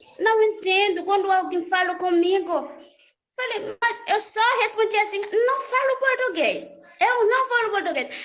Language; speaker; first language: Portuguese; non-native, learner; Haitian Creole